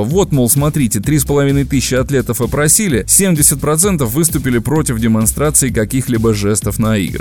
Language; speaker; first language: Russian; native; Russian